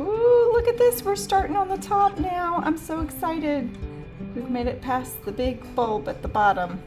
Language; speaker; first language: English; native; English